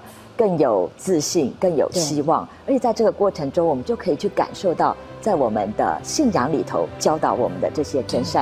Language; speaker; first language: Chinese; native; Chinese